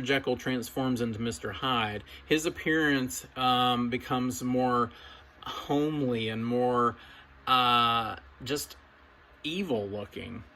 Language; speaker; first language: English; native; English